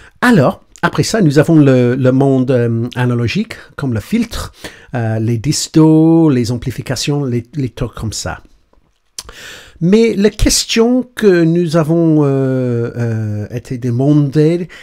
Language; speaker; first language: French; non-native, learner; English